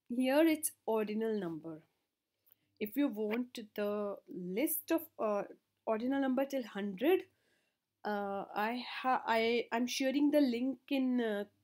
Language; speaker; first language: English; non-native, local second language; Hindi